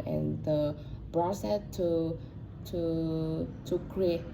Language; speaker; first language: English; non-native, learner; Vietnamese